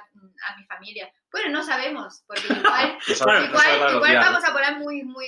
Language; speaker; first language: Spanish; non-native, fluent; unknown